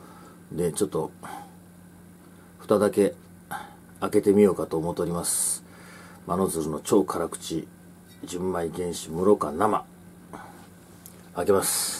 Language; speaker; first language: Japanese; native; Japanese